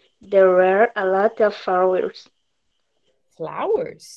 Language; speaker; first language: English; non-native, learner; Portuguese